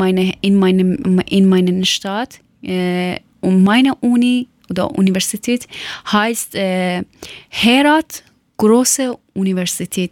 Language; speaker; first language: German; non-native, learner; Persian